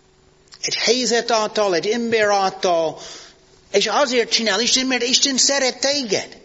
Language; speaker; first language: Hungarian; non-native, fluent; English